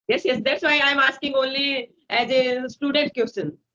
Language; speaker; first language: English; non-native, learner; Hindi